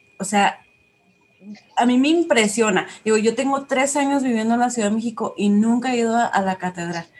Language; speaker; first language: Spanish; native; Spanish